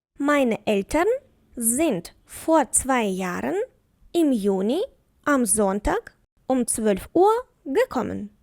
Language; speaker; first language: German; non-native, fluent; Ukrainian